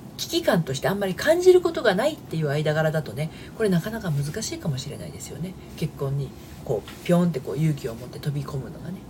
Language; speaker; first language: Japanese; native; Japanese